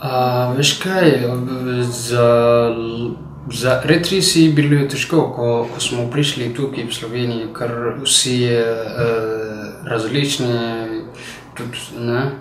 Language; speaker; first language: Slovenian; non-native, learner; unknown